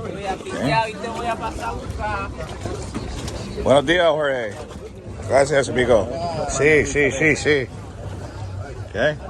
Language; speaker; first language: Spanish; non-native, learner; English